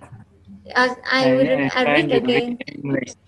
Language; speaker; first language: English; non-native, learner; Burmese